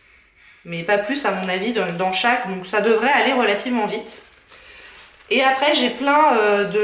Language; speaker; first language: French; native; French